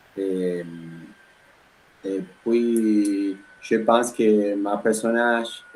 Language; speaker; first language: French; non-native, learner; Spanish